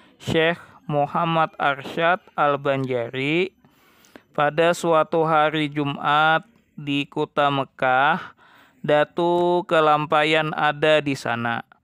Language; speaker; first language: Indonesian; non-native, local second language; Banjar